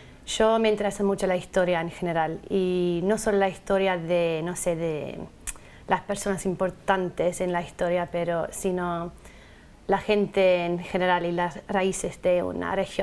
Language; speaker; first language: Spanish; non-native, fluent; English